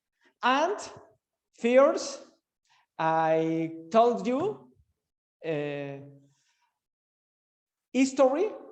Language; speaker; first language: English; non-native, learner; Spanish